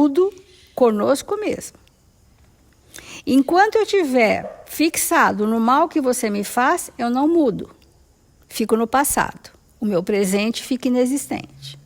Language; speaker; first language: Portuguese; native; Portuguese